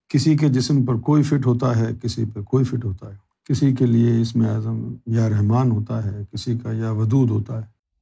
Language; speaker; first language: Urdu; native; Urdu